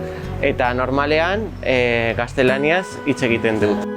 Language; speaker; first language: Basque; non-native, local second language; Spanish